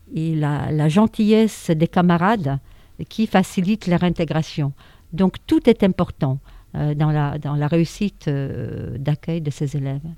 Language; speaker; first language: French; non-native, fluent; Polish